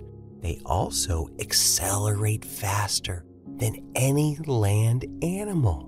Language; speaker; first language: English; native; English